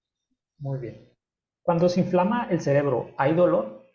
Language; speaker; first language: Spanish; native; Spanish